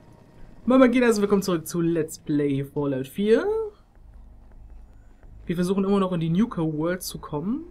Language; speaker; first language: German; native; German